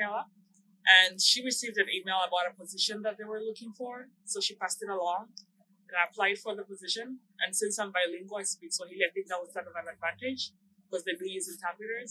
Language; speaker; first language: English; non-native, local second language; Swahili